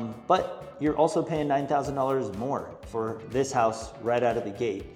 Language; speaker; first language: English; native; English